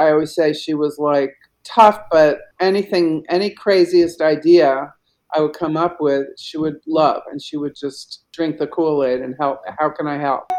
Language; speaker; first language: English; native; English